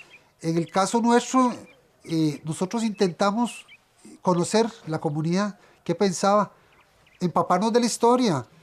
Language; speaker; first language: Spanish; native; Spanish